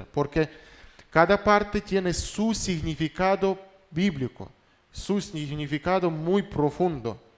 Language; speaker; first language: Spanish; non-native, fluent; Russian